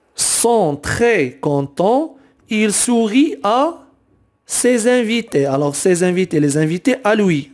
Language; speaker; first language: French; non-native, local second language; Arabic